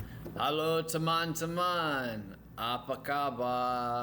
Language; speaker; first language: Indonesian; non-native, fluent; English